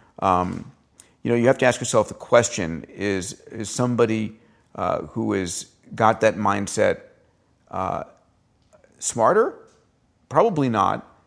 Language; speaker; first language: English; early bilingual, other home language; Greek